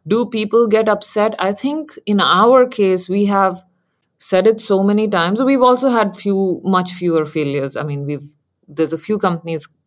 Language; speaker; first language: English; non-native, local second language; Hindi